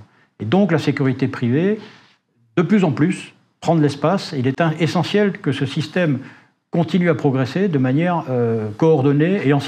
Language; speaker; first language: French; native; French